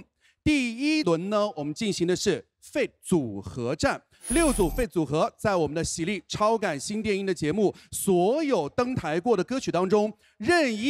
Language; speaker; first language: Chinese; native; Chinese